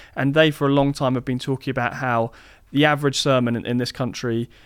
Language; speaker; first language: English; native; English